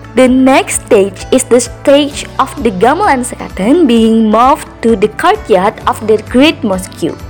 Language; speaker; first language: English; non-native, fluent; Indonesian